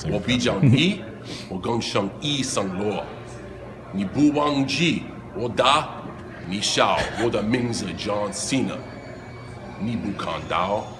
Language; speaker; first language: Chinese; non-native, learner; English